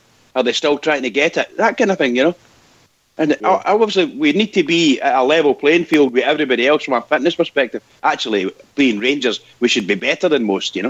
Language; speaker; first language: English; native; English